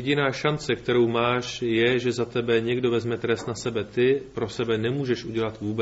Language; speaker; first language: Czech; native; Czech